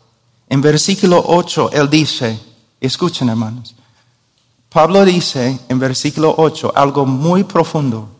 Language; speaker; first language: Spanish; non-native, fluent; English